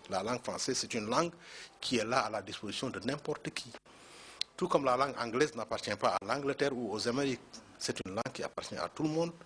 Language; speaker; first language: French; non-native, local second language; Wolof